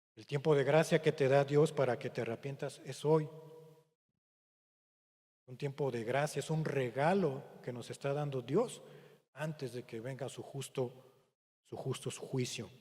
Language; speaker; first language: Spanish; native; Spanish